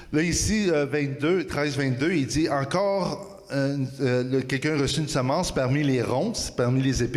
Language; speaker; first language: French; native; French